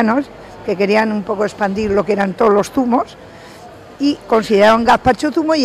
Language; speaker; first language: Spanish; native; Spanish